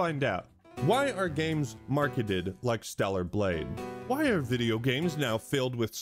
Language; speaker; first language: English; native; English